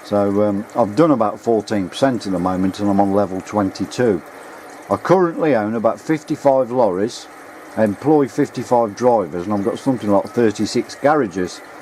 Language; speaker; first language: English; native; English